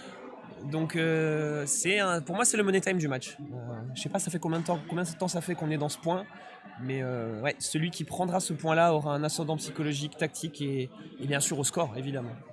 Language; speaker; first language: French; native; French